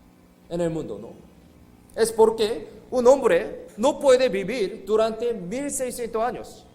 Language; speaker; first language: Spanish; non-native, fluent; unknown